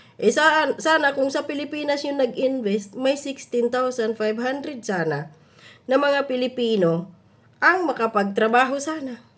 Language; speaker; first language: Filipino; native; Filipino